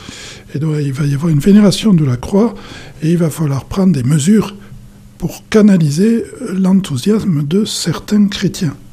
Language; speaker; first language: French; native; French